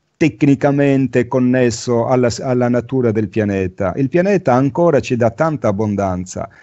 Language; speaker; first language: Italian; native; Italian